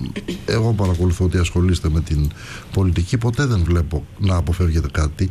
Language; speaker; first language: Greek; native; Greek